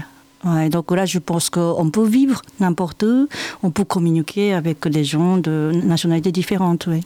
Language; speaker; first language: French; non-native, fluent; Japanese